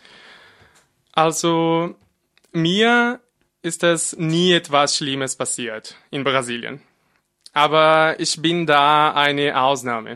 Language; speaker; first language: German; non-native, fluent; Portuguese